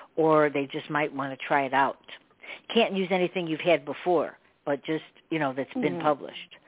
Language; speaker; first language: English; native; English